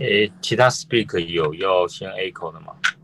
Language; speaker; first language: Chinese; native; Chinese